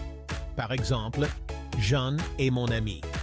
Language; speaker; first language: French; non-native, local second language; Haitian Creole